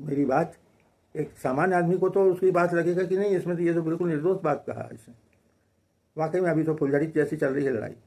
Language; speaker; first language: Hindi; native; Hindi